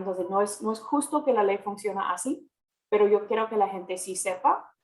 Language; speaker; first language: Spanish; non-native, fluent; English